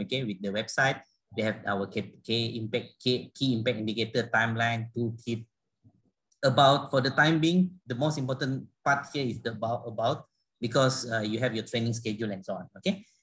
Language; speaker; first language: English; non-native, local second language; Malay